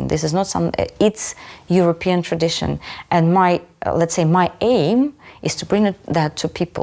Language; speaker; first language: English; non-native, fluent; Ukrainian